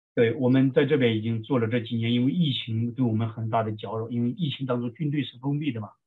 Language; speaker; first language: Chinese; native; Chinese